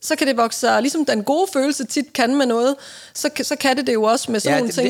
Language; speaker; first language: Danish; native; Danish